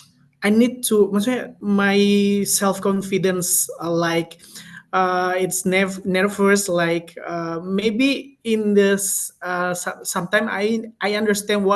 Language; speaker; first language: English; non-native, learner; Indonesian